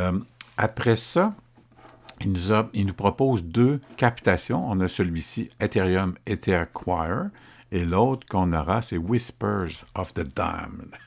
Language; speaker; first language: French; native; French